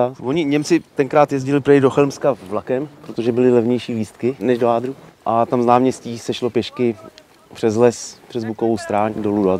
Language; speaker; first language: Czech; native; Czech